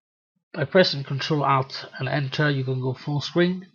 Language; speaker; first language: English; non-native, fluent; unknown